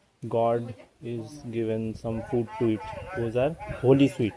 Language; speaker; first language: English; early bilingual, heritage; Bangla